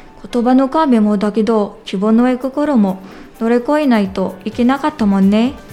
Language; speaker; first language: Japanese; non-native, learner; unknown